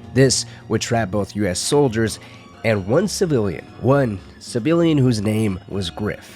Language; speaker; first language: English; native; English